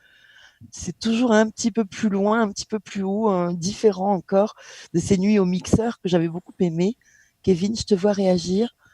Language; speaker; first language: French; native; French